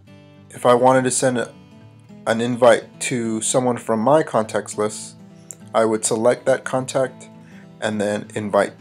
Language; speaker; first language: English; native; English